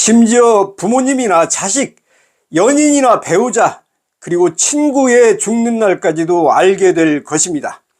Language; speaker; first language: Korean; native; Korean